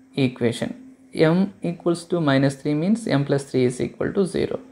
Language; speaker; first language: English; non-native, local second language; Telugu